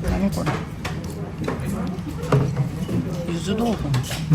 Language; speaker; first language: Japanese; native; Japanese